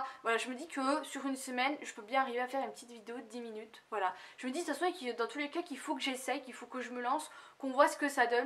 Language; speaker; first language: French; native; French